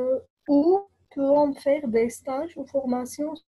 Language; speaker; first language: French; non-native, local second language; Arabic